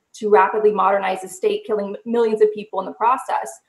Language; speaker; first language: English; native; English